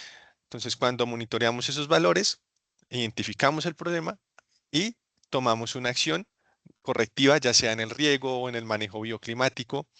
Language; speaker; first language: Spanish; native; Spanish